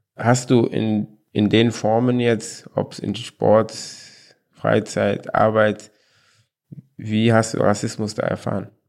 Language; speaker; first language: German; early bilingual, other home language; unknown